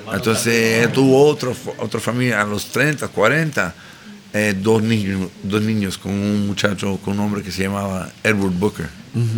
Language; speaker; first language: Spanish; early bilingual, heritage; Spanish